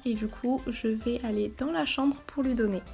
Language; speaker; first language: French; native; French